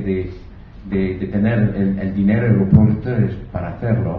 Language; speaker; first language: Spanish; non-native, fluent; English